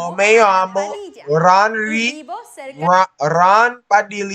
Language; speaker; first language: Spanish; non-native, learner; English